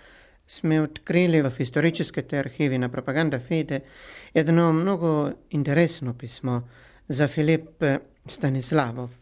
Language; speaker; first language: Bulgarian; non-native, fluent; Italian